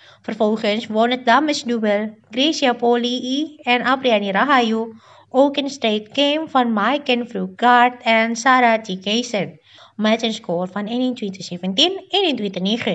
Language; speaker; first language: Dutch; non-native, learner; Indonesian